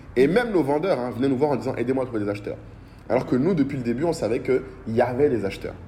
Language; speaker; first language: French; non-native, local second language; Bambara